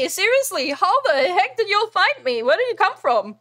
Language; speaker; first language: English; non-native, fluent; German